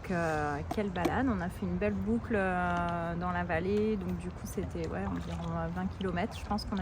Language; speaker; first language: French; native; French